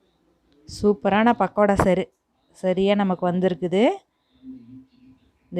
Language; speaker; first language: Tamil; native; Tamil